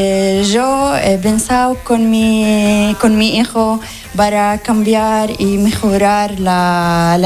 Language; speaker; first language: Spanish; non-native, learner; Arabic